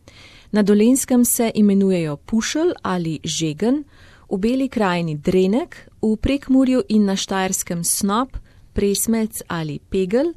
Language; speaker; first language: Slovenian; native; Slovenian